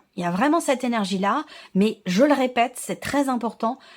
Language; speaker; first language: French; native; French